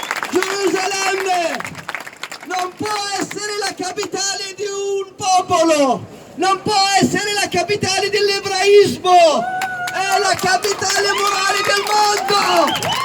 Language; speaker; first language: Italian; non-native, local second language; Arabic